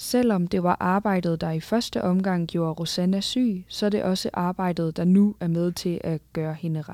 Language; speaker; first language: Danish; native; Danish